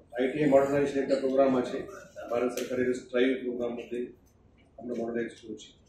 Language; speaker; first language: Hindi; non-native, local second language; Bangla